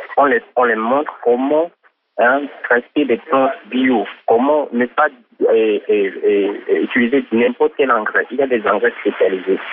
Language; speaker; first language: French; non-native, local second language; Ewe